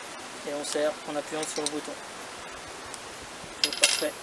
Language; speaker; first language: French; native; French